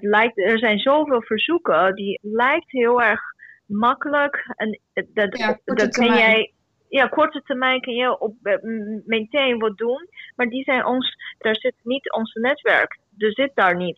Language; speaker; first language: Dutch; non-native, fluent; Chinese